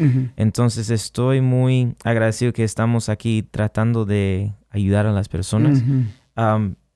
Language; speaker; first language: Spanish; non-native, fluent; English